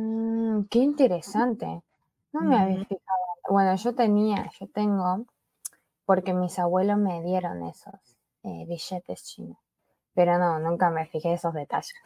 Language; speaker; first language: Spanish; early bilingual, other home language; Chinese